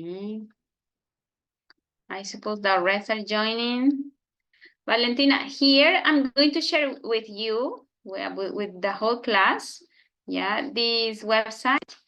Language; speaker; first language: English; non-native, fluent; Spanish